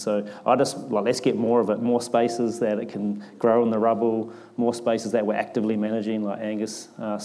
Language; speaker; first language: English; native; English